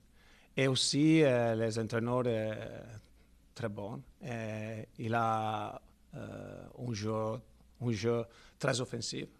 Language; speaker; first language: French; non-native, learner; Italian